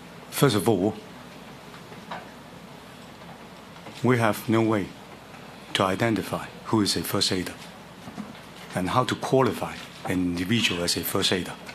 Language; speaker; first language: English; non-native, local second language; Cantonese